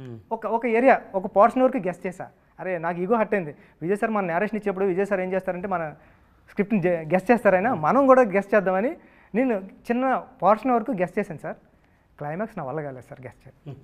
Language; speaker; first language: Telugu; native; Telugu